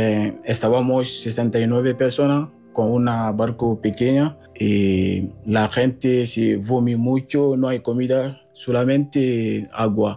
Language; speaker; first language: Spanish; non-native, learner; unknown